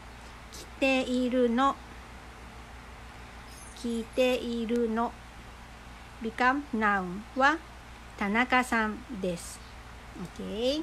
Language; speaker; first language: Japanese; non-native, fluent; Filipino